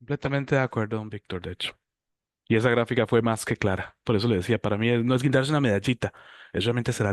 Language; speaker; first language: Spanish; native; Spanish